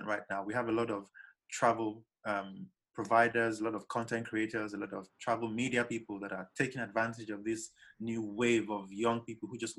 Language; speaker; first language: English; non-native, local second language; Yoruba